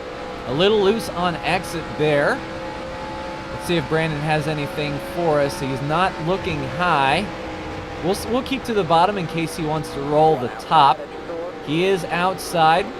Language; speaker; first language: English; native; English